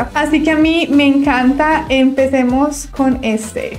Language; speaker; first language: Spanish; native; Spanish